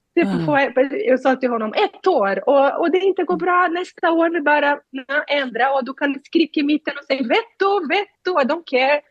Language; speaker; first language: Swedish; non-native, learner; Portuguese